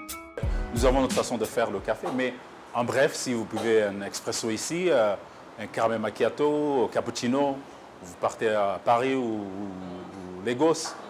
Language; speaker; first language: French; non-native, local second language; Kinyarwanda